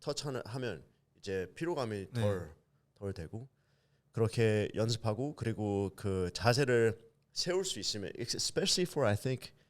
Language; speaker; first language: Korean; early bilingual, heritage; English